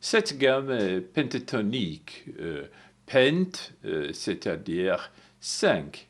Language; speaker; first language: French; non-native, learner; English